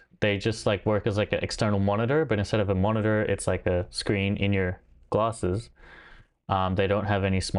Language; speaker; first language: English; native; English